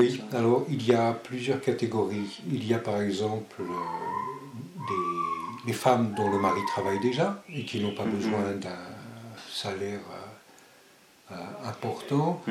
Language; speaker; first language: French; early bilingual, other home language; Spanish